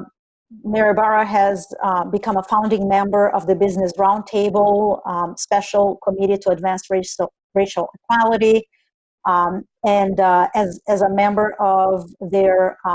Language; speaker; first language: English; non-native, fluent; Spanish